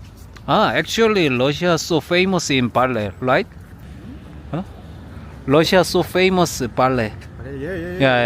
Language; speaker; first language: English; non-native, learner; Korean